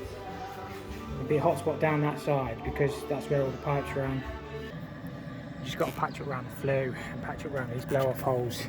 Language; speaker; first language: English; native; English